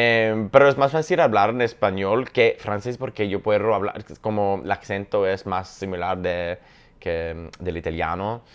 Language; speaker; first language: Spanish; non-native, fluent; English